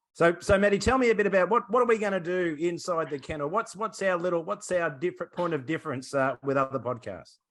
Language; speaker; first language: English; native; English